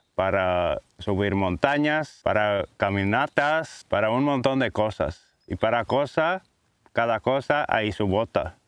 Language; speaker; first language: Spanish; non-native, fluent; Latvian